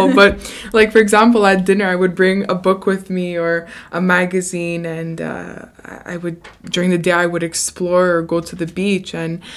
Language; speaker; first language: English; native; English